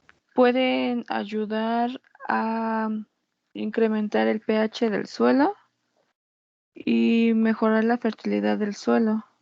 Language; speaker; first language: Spanish; native; Spanish